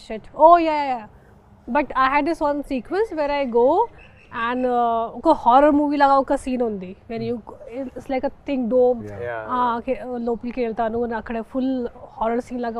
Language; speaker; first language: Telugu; non-native, fluent; Hindi